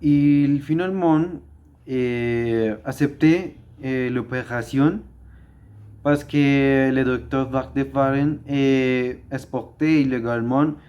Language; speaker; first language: French; non-native, learner; Spanish